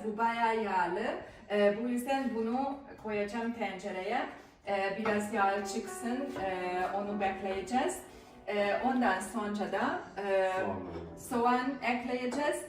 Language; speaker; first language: Turkish; non-native, fluent; Hungarian